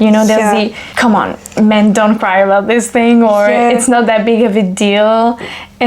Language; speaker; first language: English; non-native, fluent; French